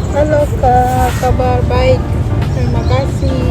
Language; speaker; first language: Indonesian; non-native, learner; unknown